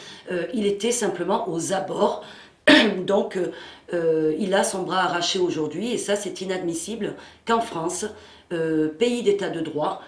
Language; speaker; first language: French; native; French